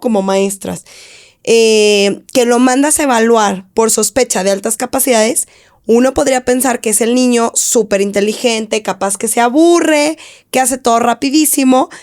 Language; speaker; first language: Spanish; native; Spanish